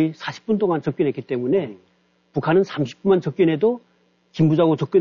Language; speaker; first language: Korean; native; Korean